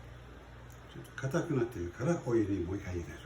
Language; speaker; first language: Japanese; non-native, learner; English